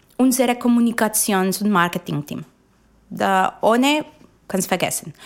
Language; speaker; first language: German; non-native, fluent; Spanish